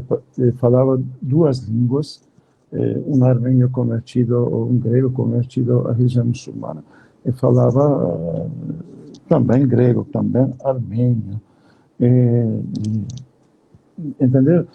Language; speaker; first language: Portuguese; non-native, fluent; Turkish